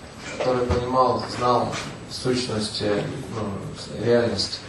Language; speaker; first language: Russian; native; Russian